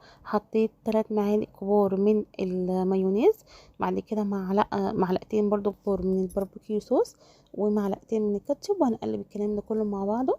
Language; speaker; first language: Arabic; native; Arabic